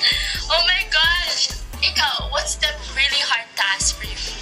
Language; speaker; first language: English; non-native, local second language; Filipino